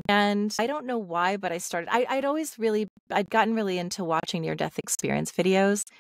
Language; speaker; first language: English; native; English